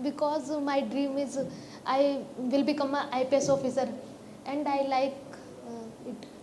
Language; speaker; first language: English; non-native, learner; Hindi